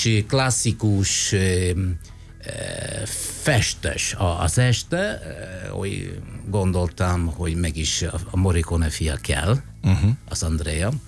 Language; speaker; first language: Hungarian; non-native, fluent; Italian